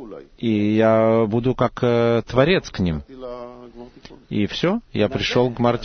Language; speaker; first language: Russian; non-native, fluent; Hebrew